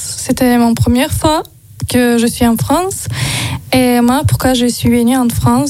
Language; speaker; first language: French; non-native, learner; Azerbaijani